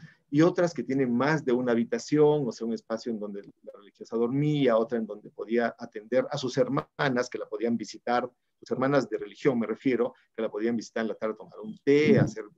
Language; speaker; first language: Spanish; native; Spanish